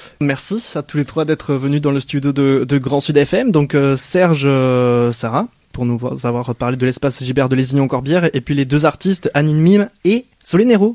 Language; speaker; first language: French; native; French